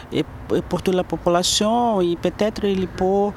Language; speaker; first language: French; non-native, learner; Portuguese